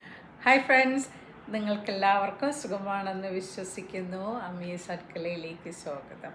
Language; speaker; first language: Malayalam; native; Malayalam